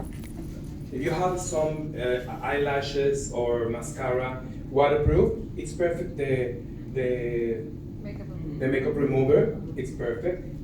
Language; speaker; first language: English; non-native, learner; Spanish